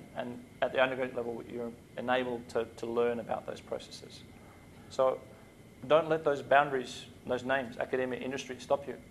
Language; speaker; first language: English; native; English